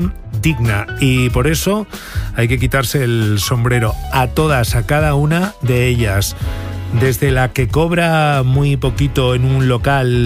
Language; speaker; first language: Spanish; native; Spanish